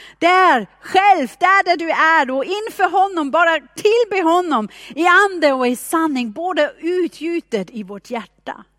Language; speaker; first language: Swedish; non-native, fluent; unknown